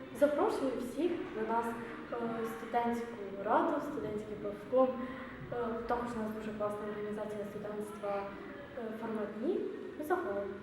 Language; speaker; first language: Ukrainian; native; Ukrainian